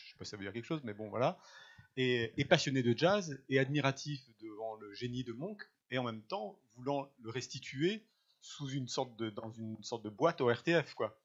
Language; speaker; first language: French; native; French